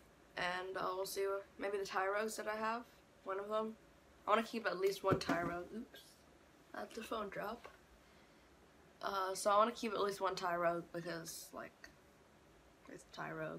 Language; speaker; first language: English; native; English